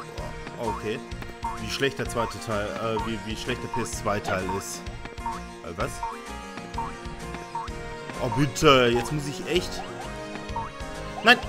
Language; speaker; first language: German; native; German